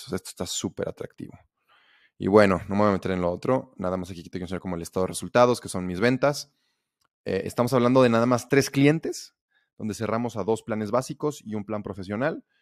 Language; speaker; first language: Spanish; native; Spanish